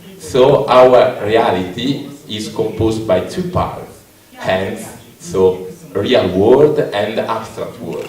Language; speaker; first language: English; non-native, learner; Italian